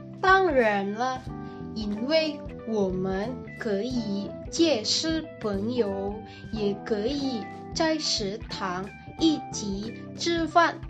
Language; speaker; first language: Chinese; non-native, learner; Indonesian